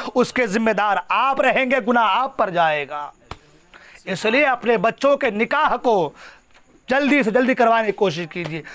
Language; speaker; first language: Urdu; non-native, local second language; Assamese